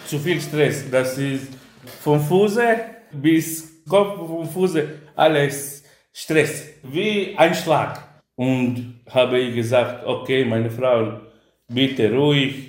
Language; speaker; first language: German; non-native, learner; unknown